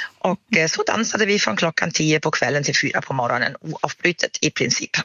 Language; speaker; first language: Swedish; non-native, fluent; German